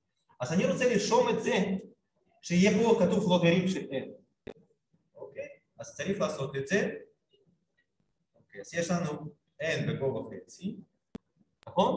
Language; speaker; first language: Hebrew; non-native, fluent; Russian